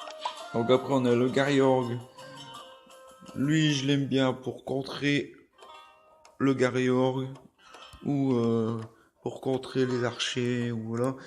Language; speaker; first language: French; native; French